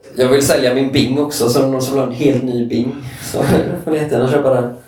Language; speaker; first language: Swedish; native; Swedish